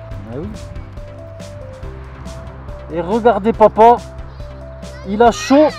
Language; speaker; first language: French; native; French